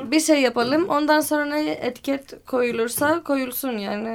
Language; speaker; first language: Turkish; non-native, fluent; Greek